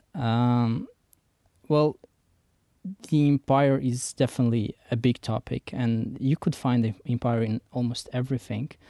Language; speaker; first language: English; non-native, fluent; Persian